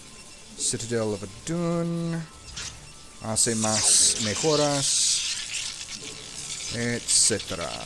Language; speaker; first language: Spanish; non-native, learner; English